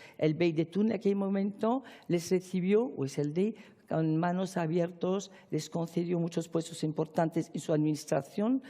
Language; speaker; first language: Spanish; non-native, fluent; Arabic